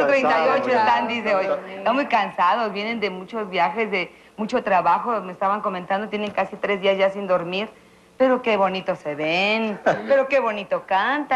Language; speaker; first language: Spanish; native; Spanish